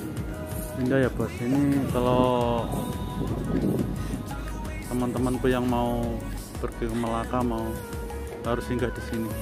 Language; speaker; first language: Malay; non-native, local second language; Javanese